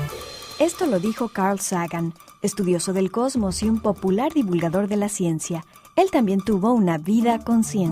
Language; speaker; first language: Spanish; native; Spanish